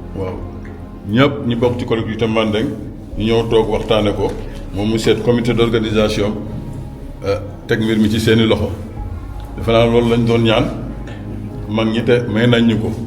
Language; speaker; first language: Wolof; non-native, local second language; Mandingo